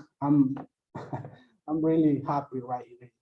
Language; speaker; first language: English; non-native, learner; Spanish